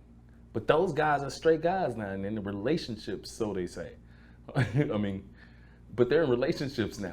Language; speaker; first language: English; native; English